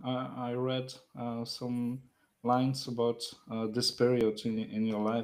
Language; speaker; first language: English; non-native, learner; French